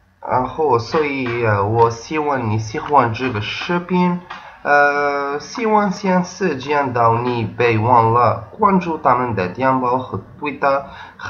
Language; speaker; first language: Chinese; non-native, learner; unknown